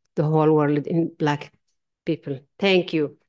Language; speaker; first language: English; non-native, learner; Amharic